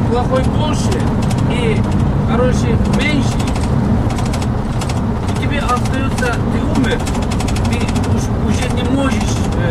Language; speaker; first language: Russian; non-native, learner; Turkish